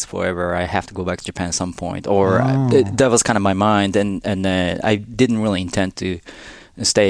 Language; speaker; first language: English; non-native, fluent; Japanese